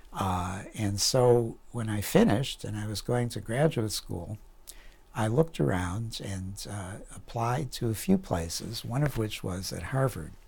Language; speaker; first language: English; native; English